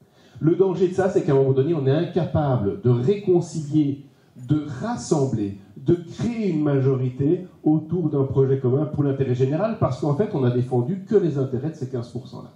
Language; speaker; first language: French; native; French